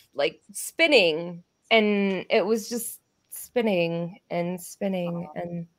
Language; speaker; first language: English; native; English